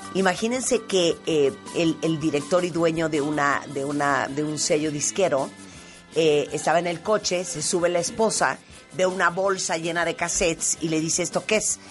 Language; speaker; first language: Spanish; native; Spanish